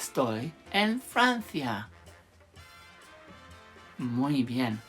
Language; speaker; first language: Spanish; non-native, fluent; English